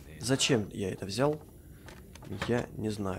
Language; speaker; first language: Russian; native; Russian